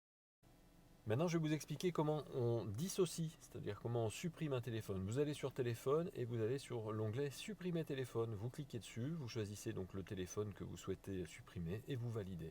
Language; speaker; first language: French; native; French